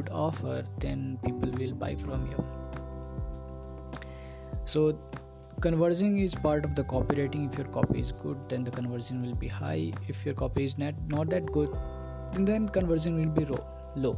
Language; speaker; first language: English; non-native, local second language; Hindi